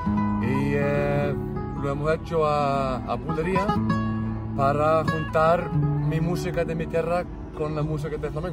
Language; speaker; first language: Spanish; non-native, fluent; Icelandic